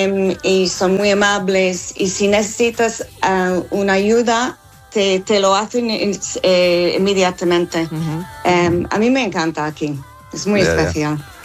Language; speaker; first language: Spanish; non-native, fluent; English